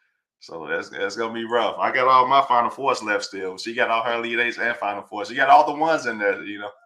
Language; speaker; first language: English; native; English